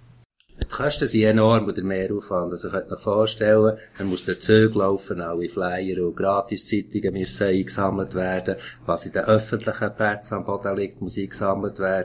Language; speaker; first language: German; native; German